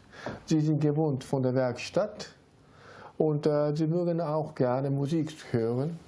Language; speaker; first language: German; non-native, learner; Japanese